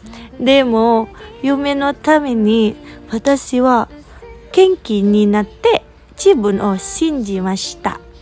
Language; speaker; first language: Japanese; non-native, learner; Indonesian